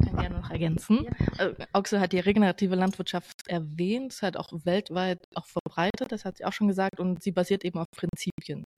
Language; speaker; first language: German; native; German